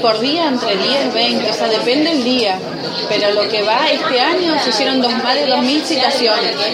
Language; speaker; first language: Spanish; native; Spanish